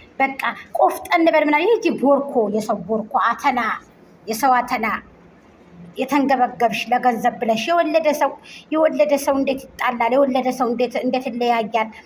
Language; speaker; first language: Amharic; native; Amharic